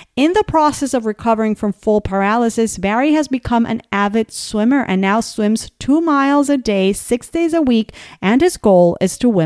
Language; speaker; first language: English; non-native, fluent; Spanish